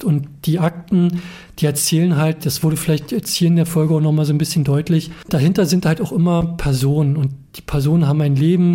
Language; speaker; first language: German; native; German